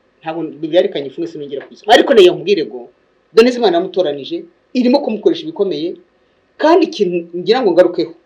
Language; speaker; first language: Kinyarwanda; native; Kinyarwanda